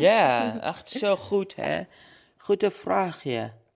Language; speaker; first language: Dutch; non-native, learner; Arabic